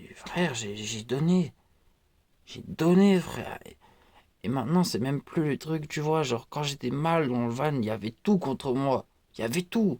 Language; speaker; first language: French; native; French